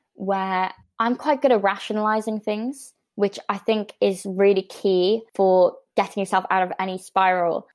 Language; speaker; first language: English; native; English